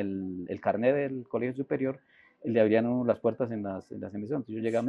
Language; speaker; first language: Spanish; native; Spanish